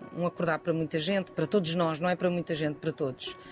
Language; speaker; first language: Portuguese; early bilingual, other home language; Spanish